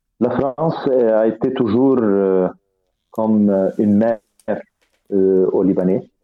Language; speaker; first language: French; non-native, fluent; Arabic